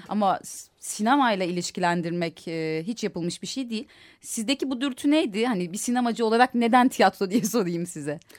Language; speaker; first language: Turkish; native; Turkish